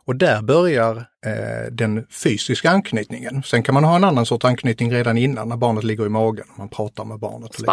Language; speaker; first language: Swedish; native; Swedish